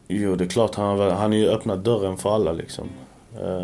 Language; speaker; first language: Swedish; early bilingual, other home language; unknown